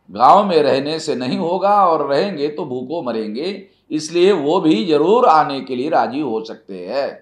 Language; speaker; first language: Hindi; non-native, local second language; Marathi